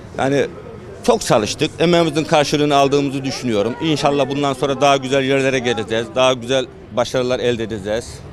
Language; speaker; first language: Turkish; native; Turkish